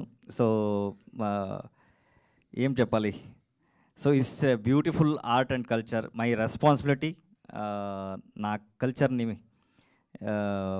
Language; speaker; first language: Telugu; non-native, learner; Kannada